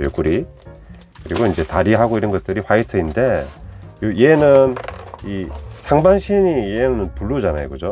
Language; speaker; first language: Korean; native; Korean